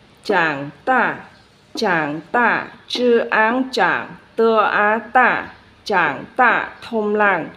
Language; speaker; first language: Chinese; non-native, fluent; Khmer